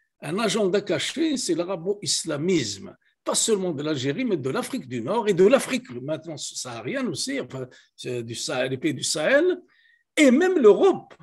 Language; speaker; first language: French; non-native, local second language; Kabyle